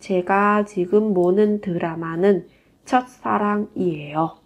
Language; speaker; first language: Korean; non-native, fluent; Vietnamese